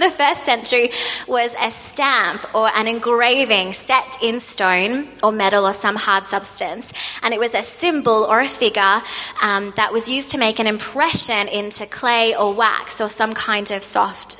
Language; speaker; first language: English; native; English